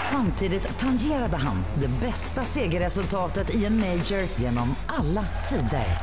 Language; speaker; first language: Swedish; native; Swedish